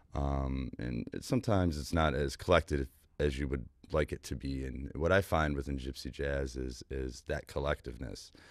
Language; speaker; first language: English; native; English